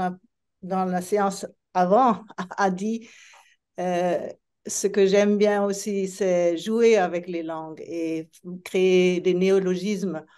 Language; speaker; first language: French; non-native, fluent; Italian